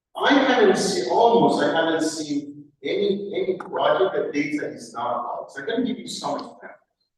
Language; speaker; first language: English; non-native, fluent; Persian